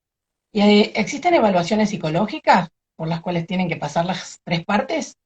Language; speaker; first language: Spanish; native; Spanish